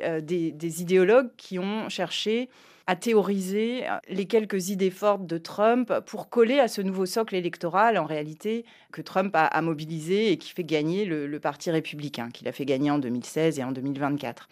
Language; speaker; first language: French; native; French